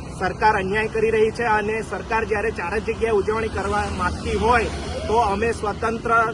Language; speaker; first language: Gujarati; non-native, local second language; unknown